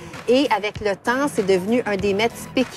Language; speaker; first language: French; native; French